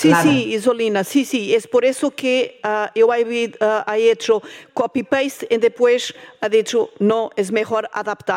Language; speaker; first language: Spanish; non-native, fluent; Portuguese